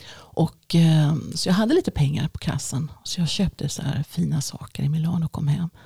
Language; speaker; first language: Swedish; early bilingual, other home language; Finnish